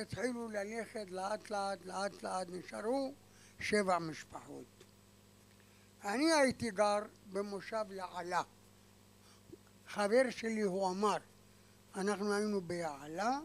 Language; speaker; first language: Hebrew; non-native, fluent; Arabic